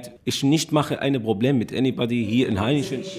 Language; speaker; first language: German; non-native, learner; Arabic